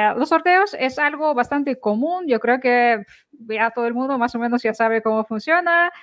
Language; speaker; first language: Spanish; non-native, fluent; Ukrainian